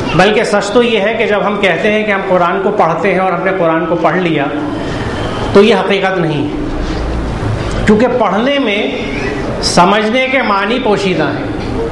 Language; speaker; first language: Urdu; native; Urdu